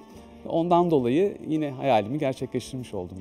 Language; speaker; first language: Turkish; native; Turkish